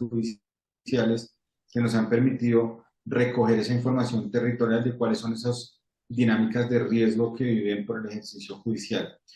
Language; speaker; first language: Spanish; native; Spanish